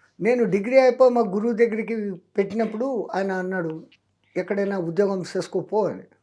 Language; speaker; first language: Telugu; non-native, local second language; Hindi